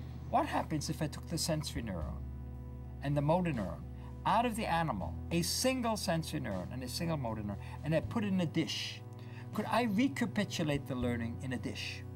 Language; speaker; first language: English; early bilingual, other home language; German